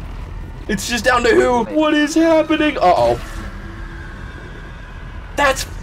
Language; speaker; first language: English; native; English